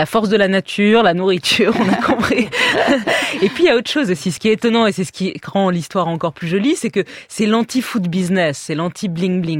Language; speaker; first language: French; native; French